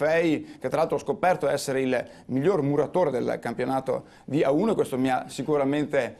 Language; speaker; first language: Italian; native; Italian